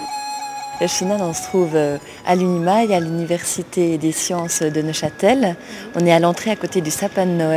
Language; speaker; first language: French; native; French